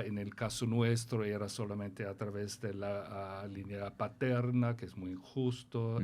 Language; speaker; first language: Spanish; non-native, fluent; German